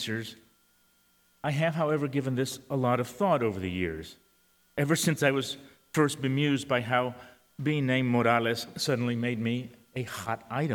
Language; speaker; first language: English; early bilingual, other home language; Spanish